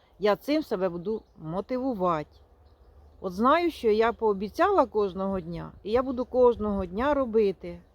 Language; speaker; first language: Ukrainian; non-native, local second language; Russian